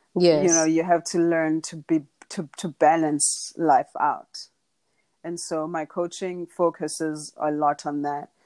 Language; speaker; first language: English; non-native, local second language; Xhosa